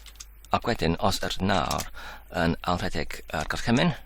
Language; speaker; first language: Welsh; non-native, learner; Polish